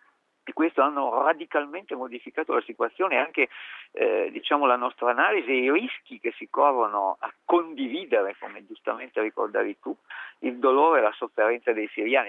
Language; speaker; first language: Italian; native; Italian